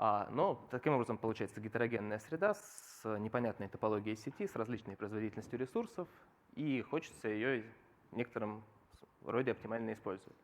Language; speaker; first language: Russian; native; Russian